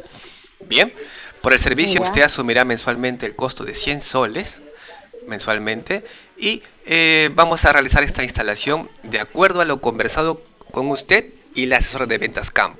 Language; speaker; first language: Spanish; native; Spanish